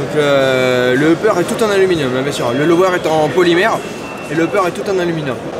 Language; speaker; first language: French; native; French